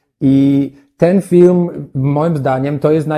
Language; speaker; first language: Polish; non-native, learner; English